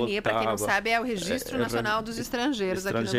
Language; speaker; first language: Portuguese; native; Portuguese